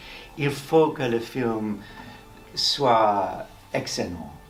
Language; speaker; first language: French; non-native, fluent; English